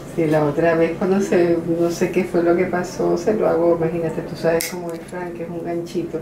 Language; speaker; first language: Spanish; native; Spanish